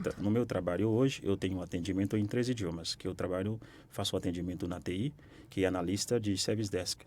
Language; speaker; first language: Portuguese; non-native, fluent; Haitian Creole